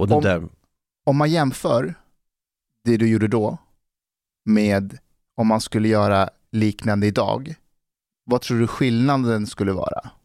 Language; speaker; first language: Swedish; native; Swedish